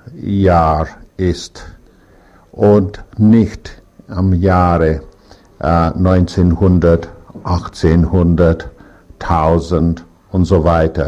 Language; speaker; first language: German; non-native, learner; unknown